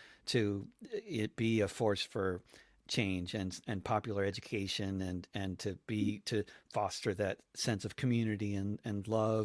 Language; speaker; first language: English; native; English